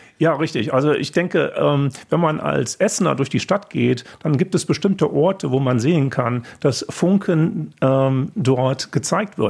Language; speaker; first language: German; native; German